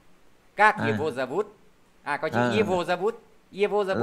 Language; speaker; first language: Russian; non-native, fluent; Vietnamese